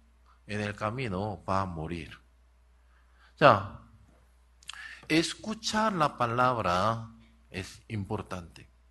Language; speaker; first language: Spanish; non-native, learner; Korean